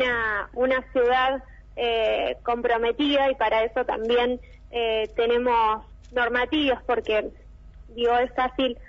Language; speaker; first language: Spanish; native; Spanish